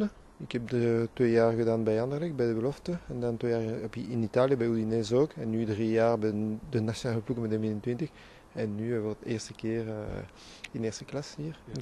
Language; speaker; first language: Dutch; non-native, local second language; French